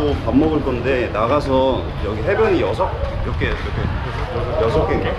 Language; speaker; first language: Korean; native; Korean